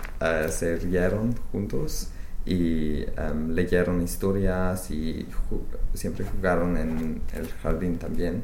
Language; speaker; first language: Spanish; non-native, fluent; English